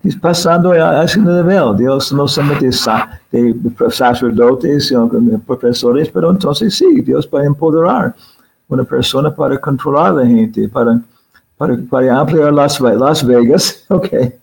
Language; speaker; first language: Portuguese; non-native, learner; English